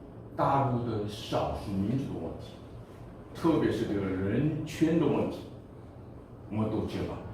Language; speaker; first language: Chinese; non-native, fluent; Korean